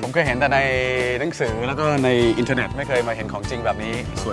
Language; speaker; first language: Thai; native; Thai